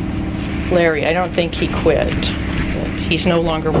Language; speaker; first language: English; native; English